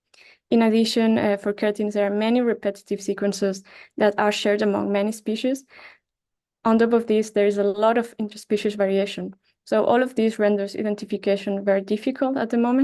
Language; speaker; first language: English; non-native, fluent; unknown